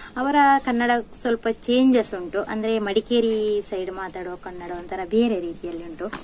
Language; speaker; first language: Kannada; non-native, local second language; Tulu